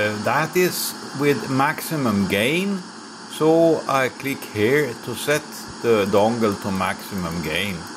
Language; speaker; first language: English; non-native, fluent; Swedish